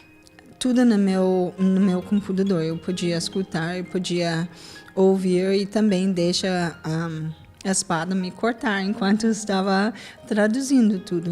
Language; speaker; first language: Portuguese; non-native, fluent; English